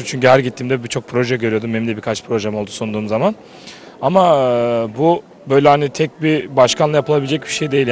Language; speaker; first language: Turkish; native; Turkish